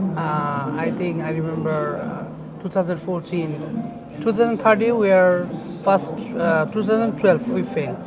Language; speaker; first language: English; non-native, local second language; Bangla